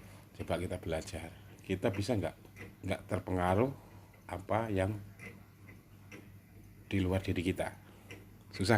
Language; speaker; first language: Indonesian; native; Indonesian